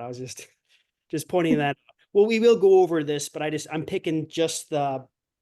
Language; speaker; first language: English; non-native, fluent; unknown